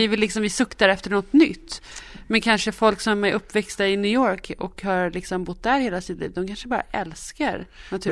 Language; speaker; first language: Swedish; native; Swedish